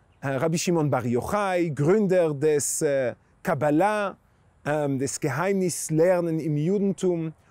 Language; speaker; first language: German; non-native, fluent; Hebrew